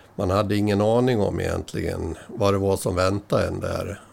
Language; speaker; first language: Swedish; native; Swedish